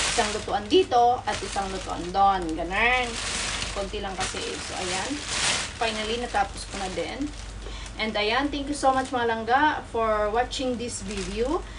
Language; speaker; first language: Filipino; non-native, local second language; Hiligaynon